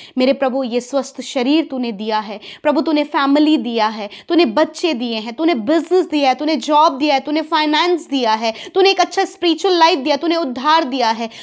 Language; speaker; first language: Hindi; native; Hindi